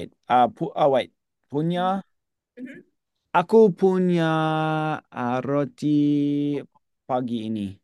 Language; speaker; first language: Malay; non-native, learner; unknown